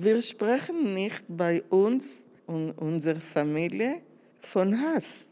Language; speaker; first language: German; non-native, learner; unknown